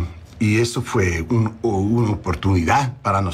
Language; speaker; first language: Spanish; non-native, learner; English